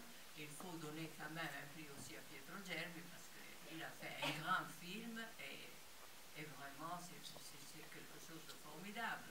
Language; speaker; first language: French; non-native, fluent; Italian